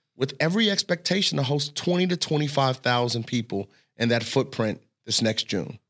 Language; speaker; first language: English; native; English